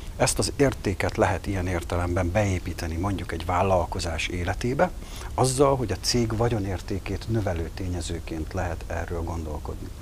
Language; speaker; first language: Hungarian; native; Hungarian